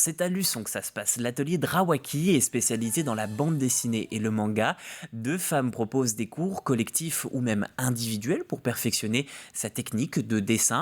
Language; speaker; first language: French; native; French